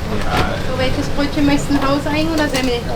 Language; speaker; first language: German; native; German